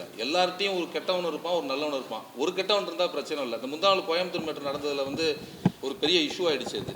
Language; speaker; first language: Tamil; native; Tamil